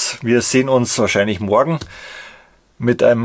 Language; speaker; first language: German; native; German